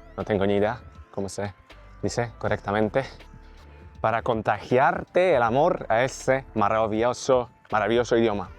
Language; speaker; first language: Spanish; non-native, fluent; Polish